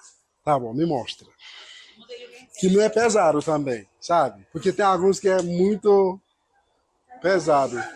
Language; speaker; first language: Portuguese; non-native, learner; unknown